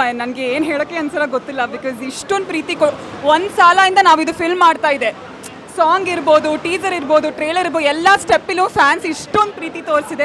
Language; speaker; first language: Kannada; non-native, learner; Malayalam